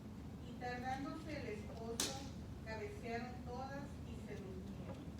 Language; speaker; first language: Spanish; native; Spanish